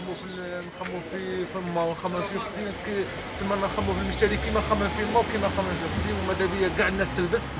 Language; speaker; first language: Arabic; native; Arabic